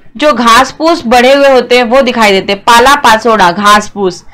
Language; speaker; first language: Hindi; non-native, local second language; Marathi